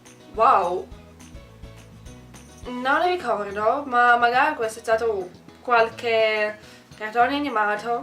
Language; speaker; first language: Italian; non-native, learner; Russian